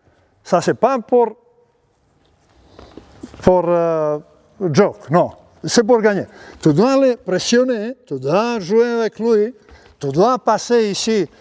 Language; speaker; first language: French; non-native, learner; Serbian